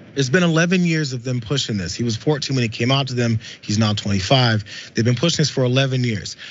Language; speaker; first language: English; native; English